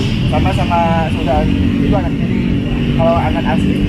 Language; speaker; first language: Indonesian; native; Indonesian